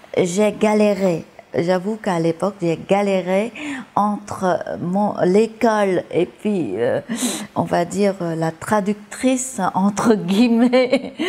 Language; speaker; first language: French; early bilingual, other home language; Vietnamese